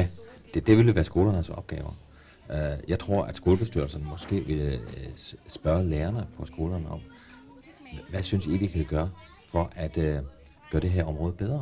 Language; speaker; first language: Danish; native; Danish